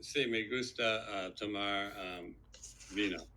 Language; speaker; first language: Spanish; non-native, learner; English